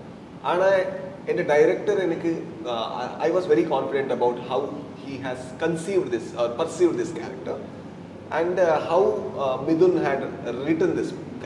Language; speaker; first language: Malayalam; non-native, learner; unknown